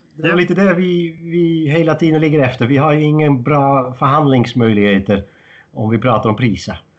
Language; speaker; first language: Swedish; non-native, fluent; Dutch